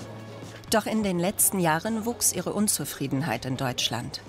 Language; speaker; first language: German; native; German